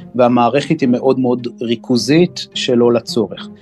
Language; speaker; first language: Hebrew; native; Hebrew